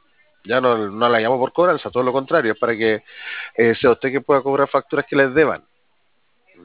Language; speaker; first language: Spanish; native; Spanish